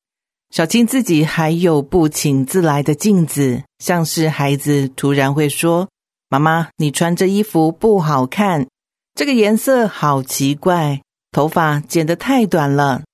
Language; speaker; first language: Chinese; native; Chinese